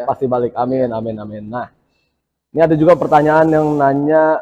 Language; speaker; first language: Indonesian; native; Indonesian